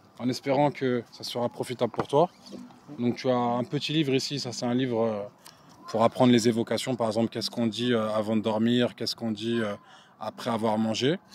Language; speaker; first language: French; native; French